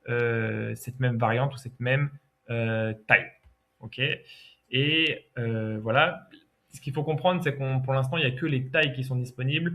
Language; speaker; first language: French; native; French